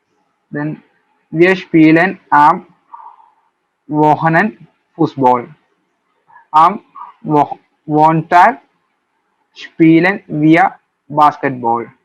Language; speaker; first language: German; non-native, learner; Malayalam